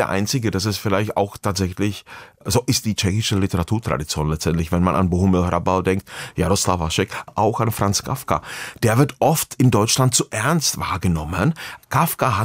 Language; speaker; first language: German; non-native, fluent; Czech